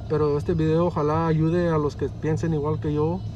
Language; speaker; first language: Spanish; early bilingual, heritage; Spanish